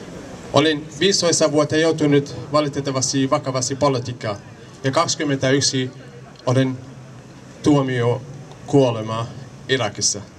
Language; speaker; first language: Finnish; non-native, learner; Kurdish